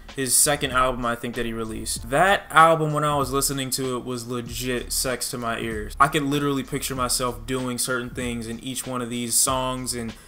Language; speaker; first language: English; native; English